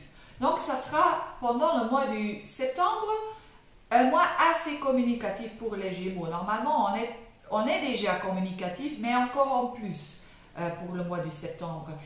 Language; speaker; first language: French; non-native, local second language; Dutch